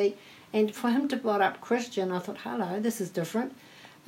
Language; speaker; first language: English; native; English